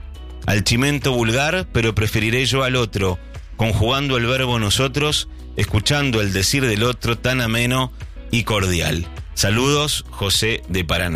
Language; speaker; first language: Spanish; native; Spanish